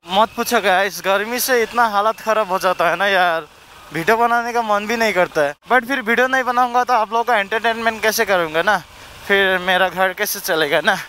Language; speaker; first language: Hindi; non-native, local second language; Nepali